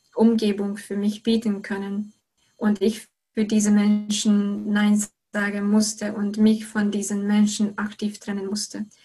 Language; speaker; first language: German; non-native, fluent; Hungarian